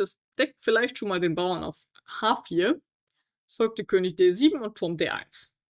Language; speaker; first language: German; native; German